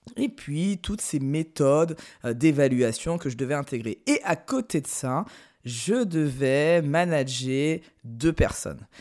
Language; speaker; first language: French; native; French